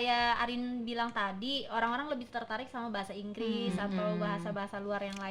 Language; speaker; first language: Indonesian; native; Indonesian